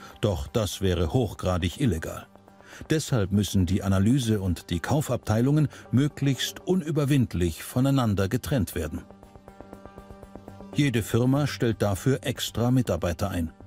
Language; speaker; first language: German; native; German